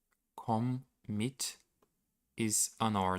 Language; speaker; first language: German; non-native, learner; Portuguese